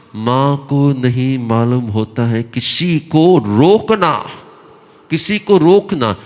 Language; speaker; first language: Hindi; non-native, local second language; Gujarati